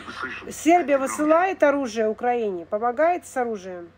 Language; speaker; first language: Russian; native; Russian